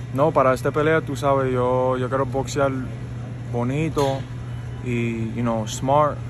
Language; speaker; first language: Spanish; early bilingual, heritage; Spanish